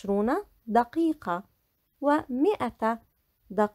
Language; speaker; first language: Arabic; non-native, fluent; English